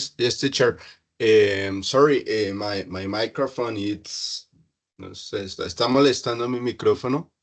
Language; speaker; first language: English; non-native, learner; Spanish